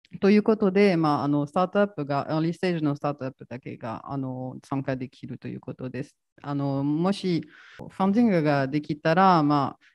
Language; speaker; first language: Japanese; non-native, fluent; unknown